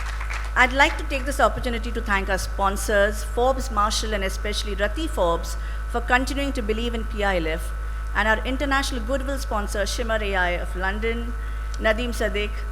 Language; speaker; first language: English; non-native, local second language; Marathi